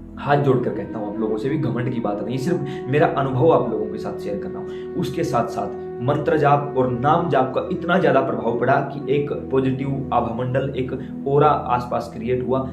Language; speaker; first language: Hindi; native; Hindi